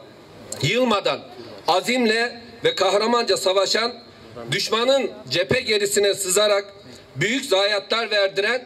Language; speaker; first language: Turkish; native; Turkish